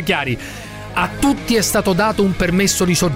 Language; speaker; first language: Italian; native; Italian